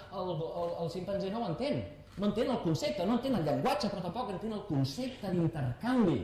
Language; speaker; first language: Catalan; native; Catalan